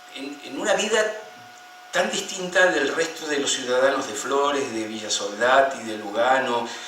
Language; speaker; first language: Spanish; native; Spanish